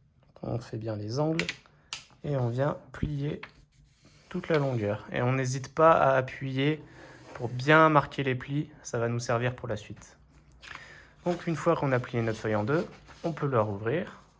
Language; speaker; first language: French; native; French